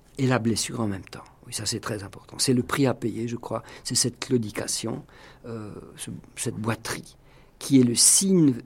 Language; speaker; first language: French; non-native, local second language; Swiss German